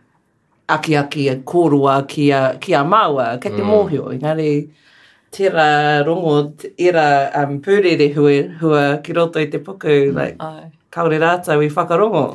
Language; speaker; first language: Māori; non-native, learner; English